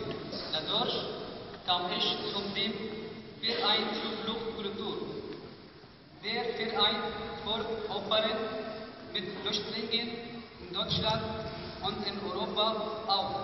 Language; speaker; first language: German; non-native, learner; Arabic